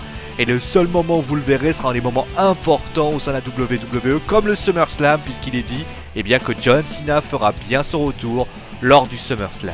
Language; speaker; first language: French; native; French